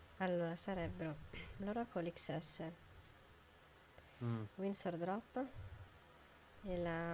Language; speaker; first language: Italian; native; Italian